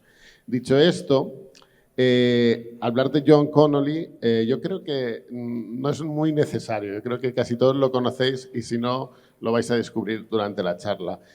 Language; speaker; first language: Spanish; native; Spanish